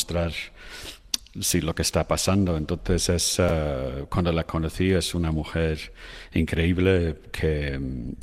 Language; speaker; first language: Spanish; non-native, fluent; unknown